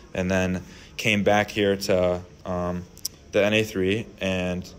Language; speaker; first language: English; native; English